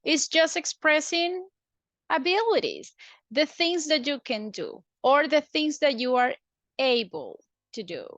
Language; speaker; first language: English; non-native, fluent; Spanish